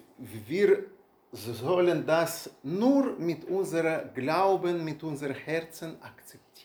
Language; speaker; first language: German; non-native, learner; Russian